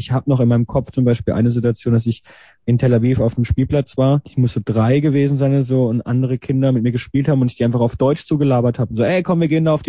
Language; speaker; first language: German; native; German